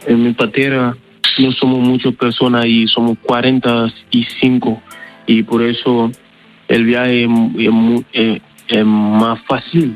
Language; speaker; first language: Spanish; non-native, learner; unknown